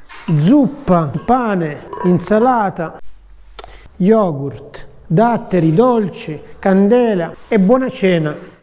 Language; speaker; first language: Italian; native; Italian